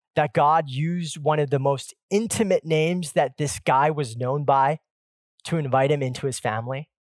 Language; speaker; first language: English; native; English